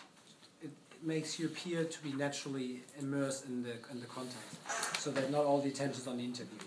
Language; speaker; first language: English; non-native, fluent; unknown